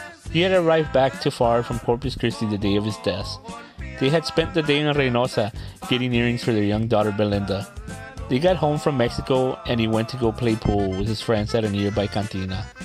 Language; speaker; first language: English; native; English